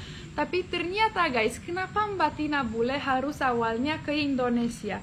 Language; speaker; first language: Indonesian; non-native, fluent; Romanian